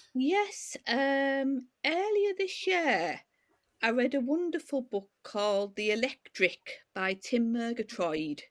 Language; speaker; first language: English; native; English